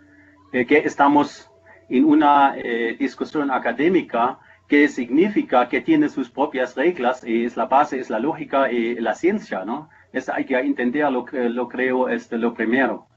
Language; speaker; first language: Spanish; non-native, fluent; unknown